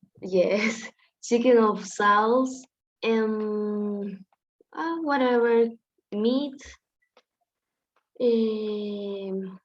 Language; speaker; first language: English; non-native, learner; Spanish